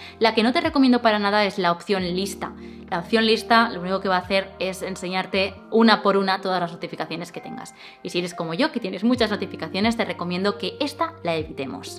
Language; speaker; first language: Spanish; native; Spanish